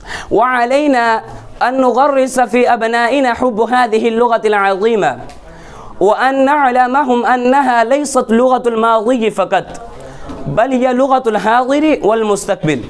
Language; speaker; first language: Arabic; non-native, learner; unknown